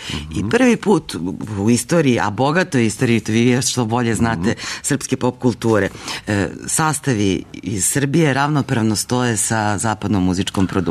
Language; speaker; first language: Serbian; native; Serbian